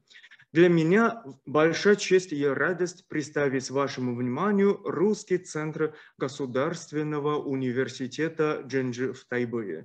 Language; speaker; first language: Russian; non-native, fluent; Chinese